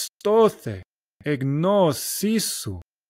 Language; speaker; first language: Greek; non-native, learner; English